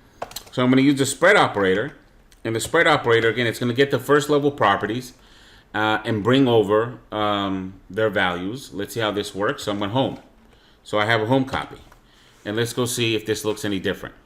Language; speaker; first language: English; native; English